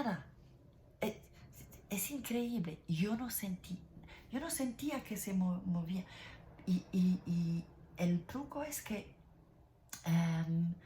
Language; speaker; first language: Spanish; non-native, learner; French